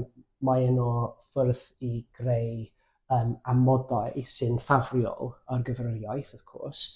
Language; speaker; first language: Welsh; non-native, fluent; English